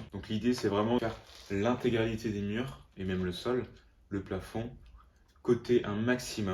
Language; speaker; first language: French; native; French